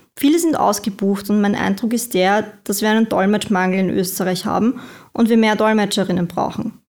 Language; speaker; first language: German; native; German